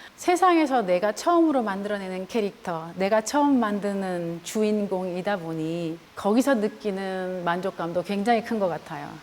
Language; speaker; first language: Korean; native; Korean